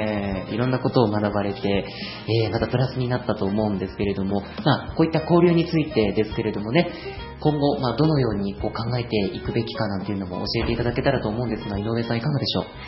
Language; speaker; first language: Japanese; native; Japanese